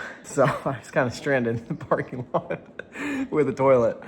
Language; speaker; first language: English; native; English